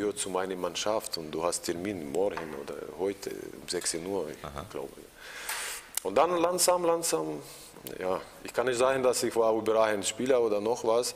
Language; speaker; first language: German; non-native, learner; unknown